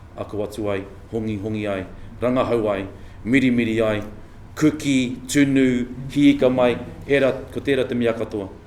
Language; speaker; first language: Māori; non-native, local second language; English